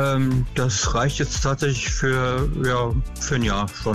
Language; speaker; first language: German; native; German